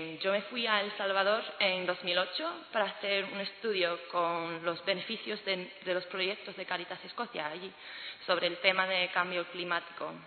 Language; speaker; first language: Spanish; non-native, learner; English